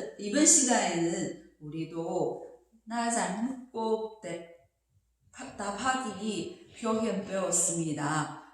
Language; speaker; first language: Korean; non-native, fluent; Chinese